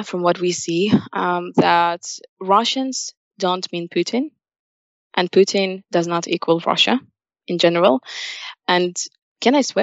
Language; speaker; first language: English; non-native, fluent; Russian